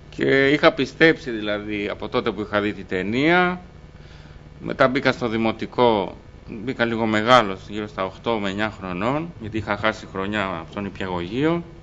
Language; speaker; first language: Greek; early bilingual, other home language; Albanian